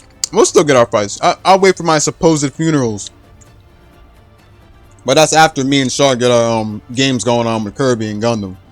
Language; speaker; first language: English; native; English